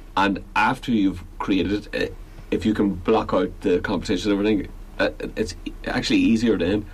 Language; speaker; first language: English; native; English